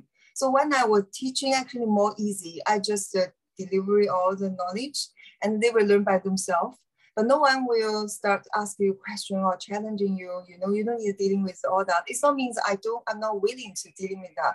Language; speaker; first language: English; non-native, learner; Chinese